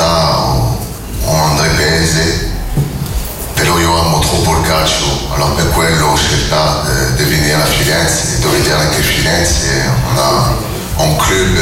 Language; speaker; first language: Italian; non-native, learner; French